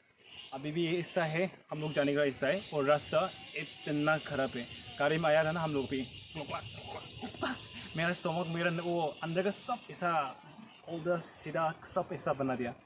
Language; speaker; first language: Hindi; non-native, local second language; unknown